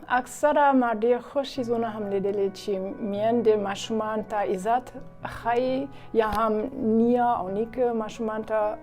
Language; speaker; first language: Pashto; non-native, fluent; German